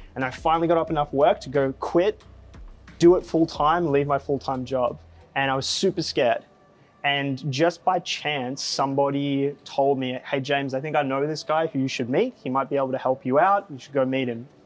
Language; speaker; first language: English; native; English